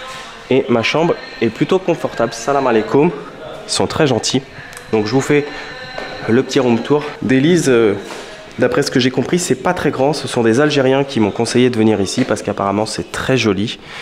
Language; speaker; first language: French; native; French